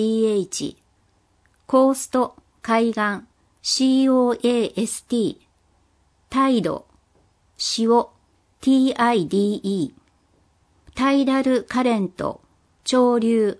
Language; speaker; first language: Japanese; non-native, fluent; English